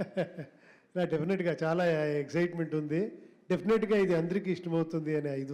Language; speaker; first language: Telugu; non-native, local second language; Kannada